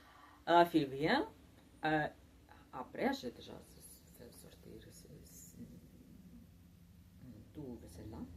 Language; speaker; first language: French; non-native, learner; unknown